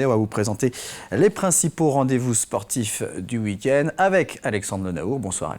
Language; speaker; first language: French; native; French